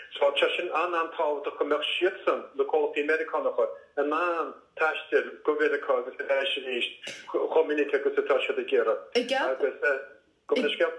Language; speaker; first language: Irish; native; Irish